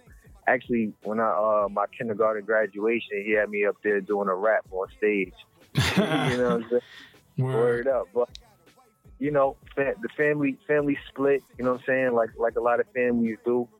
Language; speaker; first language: English; native; English